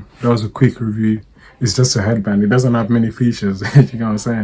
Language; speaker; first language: English; native; English